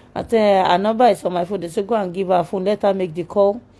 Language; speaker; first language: English; non-native, local second language; Yoruba